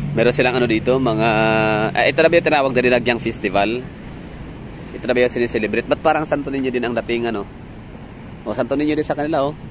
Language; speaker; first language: Filipino; non-native, local second language; Cebuano